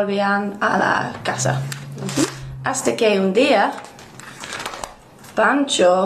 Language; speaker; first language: Spanish; non-native, learner; English